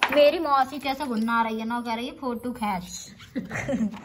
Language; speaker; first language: Hindi; native; Hindi